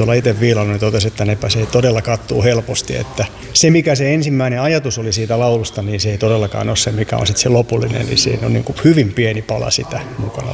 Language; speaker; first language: Finnish; native; Finnish